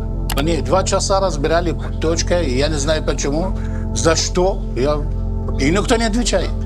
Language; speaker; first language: Russian; non-native, learner; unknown